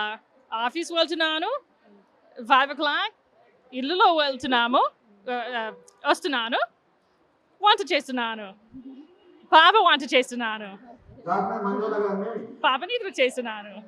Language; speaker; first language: Telugu; non-native, learner; English